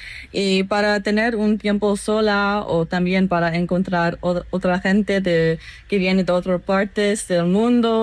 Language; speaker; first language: Spanish; non-native, learner; English